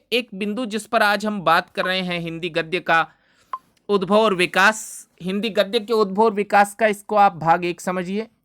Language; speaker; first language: Hindi; native; Hindi